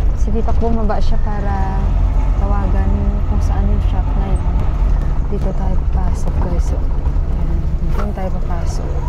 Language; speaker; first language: Filipino; native; Filipino